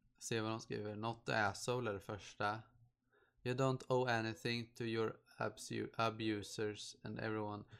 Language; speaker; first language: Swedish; native; Swedish